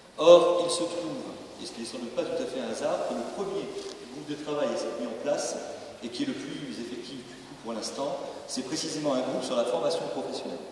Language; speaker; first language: French; native; French